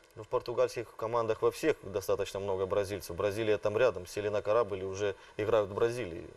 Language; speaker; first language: Russian; native; Russian